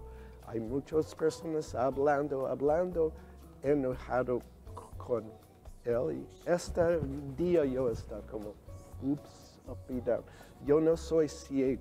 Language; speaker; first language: Spanish; non-native, learner; English